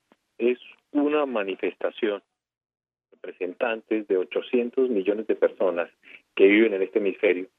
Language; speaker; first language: Spanish; native; Spanish